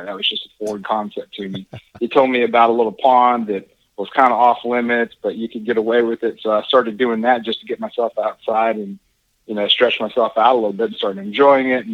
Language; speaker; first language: English; native; English